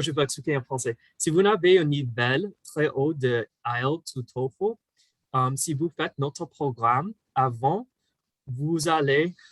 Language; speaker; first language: French; non-native, fluent; English